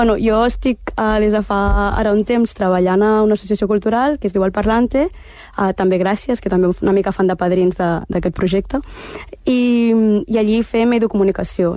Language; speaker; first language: Catalan; early bilingual, heritage; Catalan